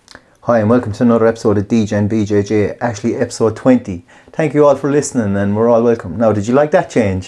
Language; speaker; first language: English; native; English